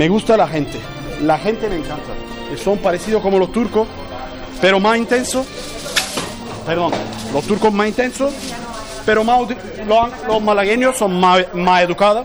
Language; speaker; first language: Spanish; non-native, learner; Turkish